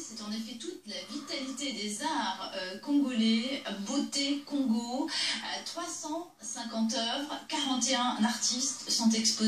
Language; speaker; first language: French; native; French